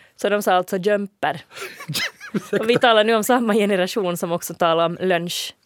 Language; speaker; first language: Swedish; native; Swedish